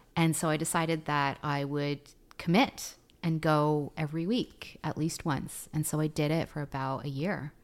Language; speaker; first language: English; non-native, fluent; Filipino